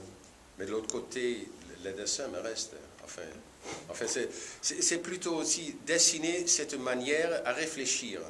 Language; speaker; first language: French; non-native, learner; Dutch